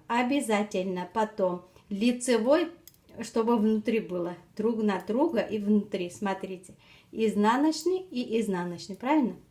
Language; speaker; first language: Russian; non-native, fluent; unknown